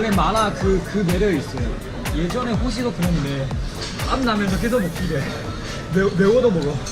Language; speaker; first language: Korean; non-native, learner; Chinese